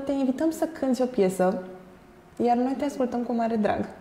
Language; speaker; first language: Romanian; native; Romanian